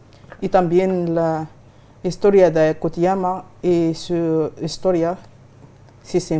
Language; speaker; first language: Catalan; non-native, learner; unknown